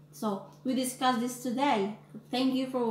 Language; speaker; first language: English; non-native, learner; Indonesian